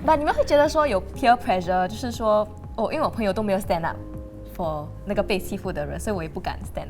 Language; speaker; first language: Chinese; native; Chinese